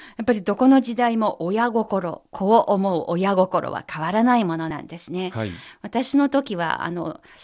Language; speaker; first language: Japanese; non-native, fluent; Chinese